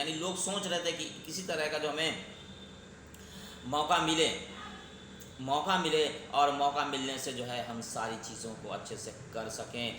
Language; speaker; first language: Hindi; native; Hindi